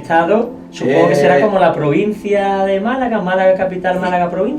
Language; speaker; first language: Spanish; native; Spanish